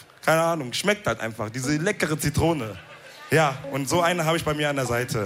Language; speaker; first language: German; early bilingual, other home language; Wolof